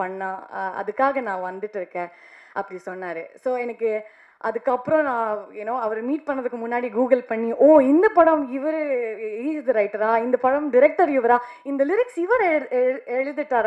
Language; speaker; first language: Tamil; non-native, learner; Kannada